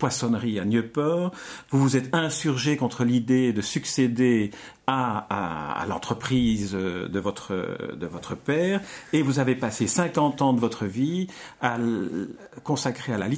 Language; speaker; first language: French; native; French